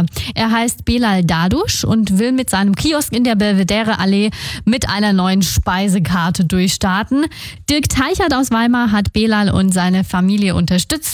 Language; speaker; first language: German; native; German